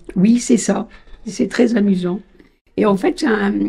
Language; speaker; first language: French; native; French